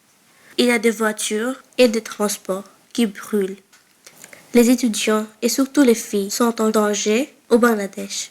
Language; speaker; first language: French; early bilingual, other home language; Bangla